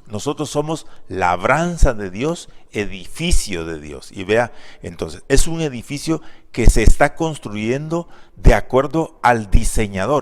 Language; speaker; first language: Spanish; native; Spanish